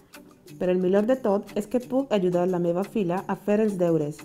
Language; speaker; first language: Catalan; non-native, learner; Spanish